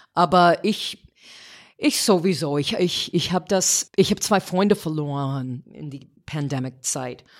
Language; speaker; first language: German; non-native, fluent; English